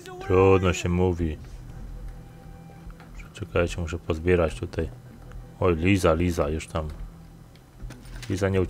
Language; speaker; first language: Polish; native; Polish